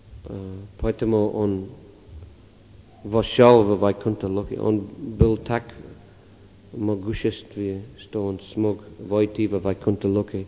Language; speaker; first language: Russian; non-native, fluent; English